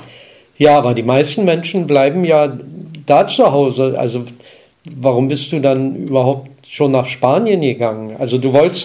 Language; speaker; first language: German; native; German